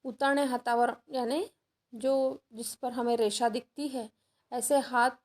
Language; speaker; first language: Hindi; non-native, local second language; Marathi